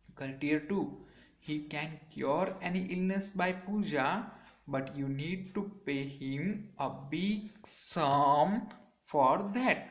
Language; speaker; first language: English; non-native, local second language; Gujarati